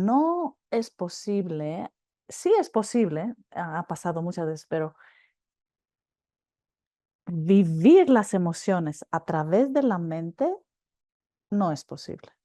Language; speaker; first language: Spanish; non-native, fluent; Greek